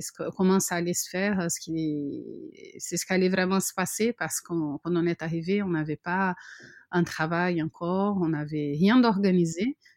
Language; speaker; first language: French; non-native, fluent; Portuguese